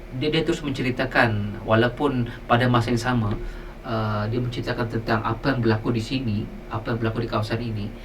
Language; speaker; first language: Malay; native; Malay